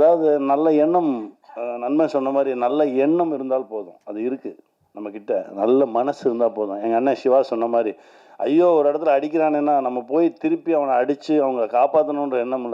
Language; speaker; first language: Tamil; native; Tamil